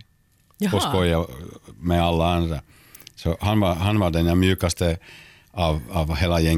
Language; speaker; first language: Swedish; non-native, local second language; Finnish